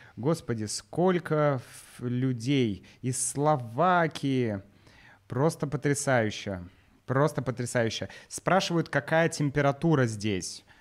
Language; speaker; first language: Russian; native; Russian